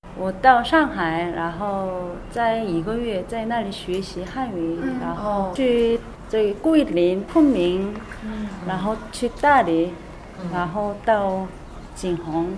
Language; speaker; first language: Chinese; non-native, learner; Korean